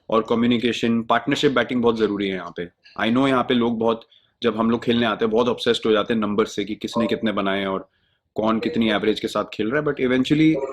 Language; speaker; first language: Hindi; native; Hindi